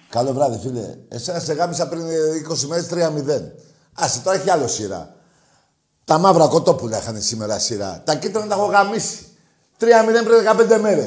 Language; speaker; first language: Greek; native; Greek